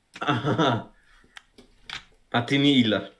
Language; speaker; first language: Polish; native; Polish